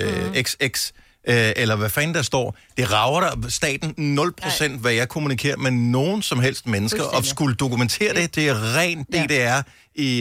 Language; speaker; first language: Danish; native; Danish